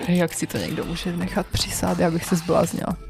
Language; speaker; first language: Czech; native; Czech